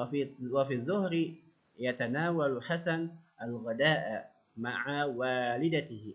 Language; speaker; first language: Arabic; non-native, fluent; Indonesian